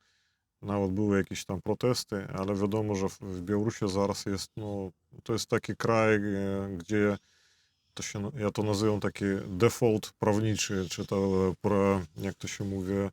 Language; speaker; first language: Polish; non-native, fluent; Belarusian